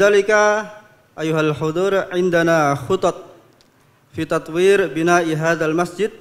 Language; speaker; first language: Arabic; non-native, fluent; Indonesian